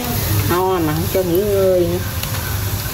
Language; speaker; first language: Vietnamese; native; Vietnamese